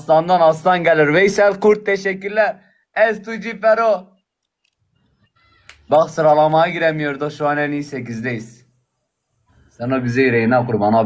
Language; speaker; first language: Turkish; native; Turkish